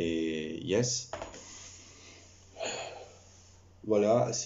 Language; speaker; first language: French; non-native, local second language; Morisyen